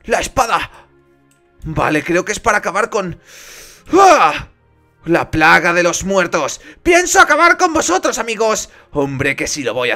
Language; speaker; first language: Spanish; native; Spanish